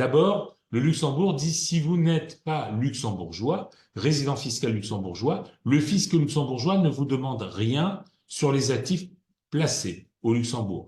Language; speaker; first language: French; native; French